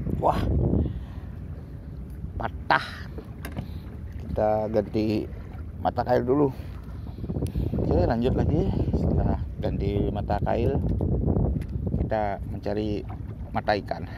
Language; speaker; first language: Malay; non-native, local second language; Balinese